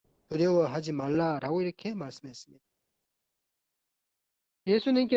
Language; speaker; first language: Korean; native; Korean